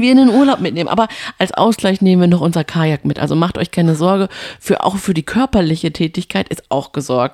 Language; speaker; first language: German; native; German